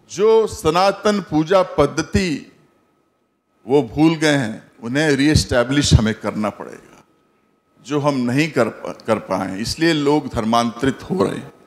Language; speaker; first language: Hindi; native; Hindi